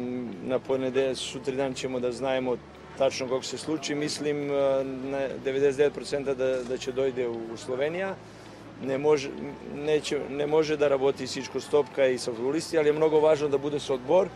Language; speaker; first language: Bulgarian; non-native, learner; Macedonian